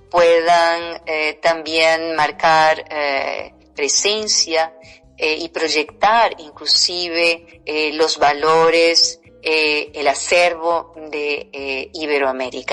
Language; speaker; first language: Spanish; non-native, fluent; Portuguese